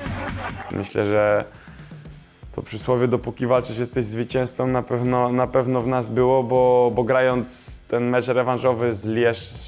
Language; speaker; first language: Polish; native; Polish